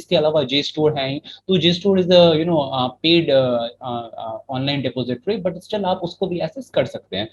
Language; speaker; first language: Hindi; native; Hindi